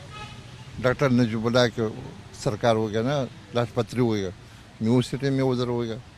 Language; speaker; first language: Hindi; non-native, learner; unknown